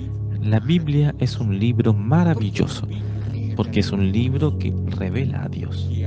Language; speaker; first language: Spanish; non-native, fluent; Portuguese